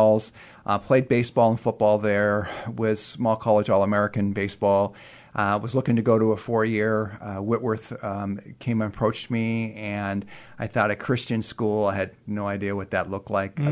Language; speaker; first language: English; native; English